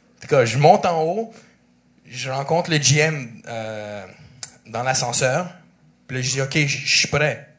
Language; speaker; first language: French; early bilingual, other home language; Russian